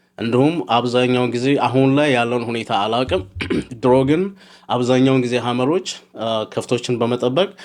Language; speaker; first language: Amharic; non-native, local second language; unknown